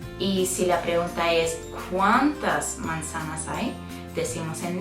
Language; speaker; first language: Spanish; non-native, fluent; English